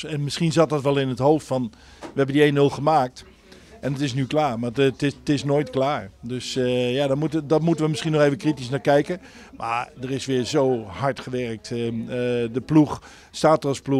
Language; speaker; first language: Dutch; native; Dutch